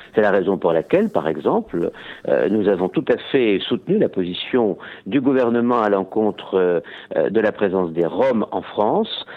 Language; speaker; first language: French; native; French